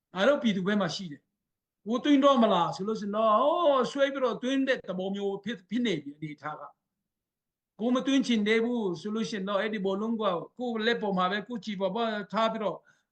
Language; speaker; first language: Burmese; non-native, local second language; Hakha Chin